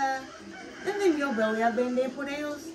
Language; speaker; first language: Spanish; non-native, learner; English